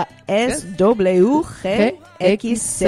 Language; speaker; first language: Spanish; non-native, learner; English